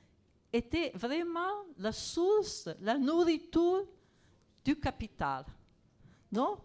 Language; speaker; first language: French; non-native, fluent; Italian